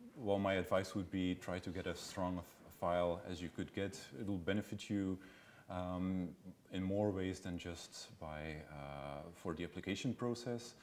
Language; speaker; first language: English; non-native, fluent; Dutch